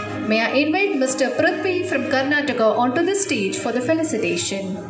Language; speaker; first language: English; non-native, local second language; Tamil